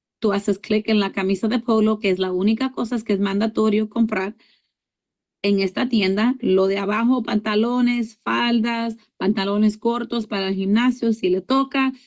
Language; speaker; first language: Spanish; early bilingual, heritage; English